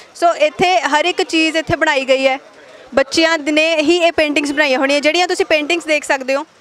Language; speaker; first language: Punjabi; native; Punjabi